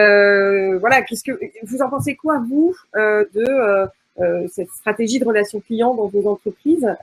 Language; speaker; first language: French; native; French